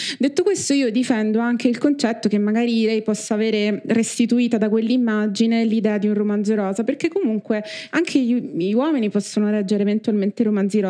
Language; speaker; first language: Italian; native; Italian